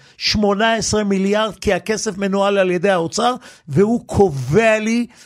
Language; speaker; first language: Hebrew; early bilingual, other home language; Yiddish